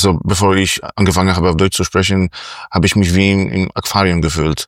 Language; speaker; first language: German; non-native, fluent; Polish